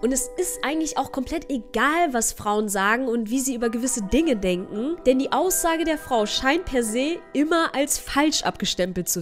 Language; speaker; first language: German; native; German